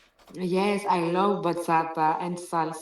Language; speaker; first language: English; non-native, learner; Greek